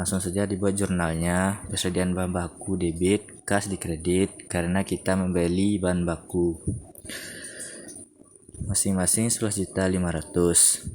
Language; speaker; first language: Indonesian; native; Indonesian